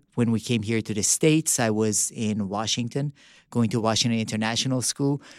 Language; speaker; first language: English; early bilingual, other home language; Persian